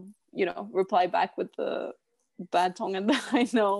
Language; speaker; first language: English; non-native, fluent; Swedish